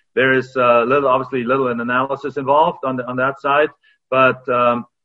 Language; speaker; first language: English; non-native, fluent; German